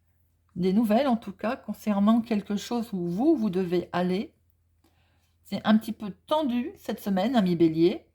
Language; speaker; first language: French; native; French